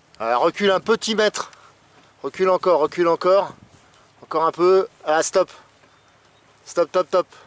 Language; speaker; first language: French; native; French